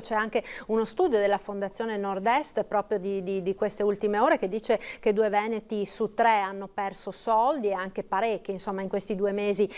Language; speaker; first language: Italian; native; Italian